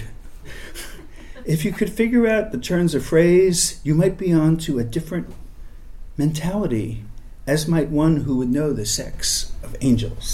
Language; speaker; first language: English; native; English